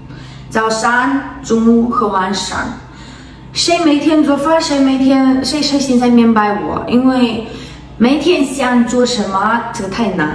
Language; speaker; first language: Chinese; non-native, learner; Ukrainian